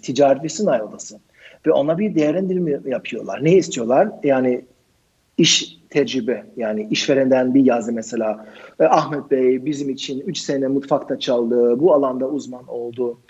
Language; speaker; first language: Turkish; non-native, fluent; German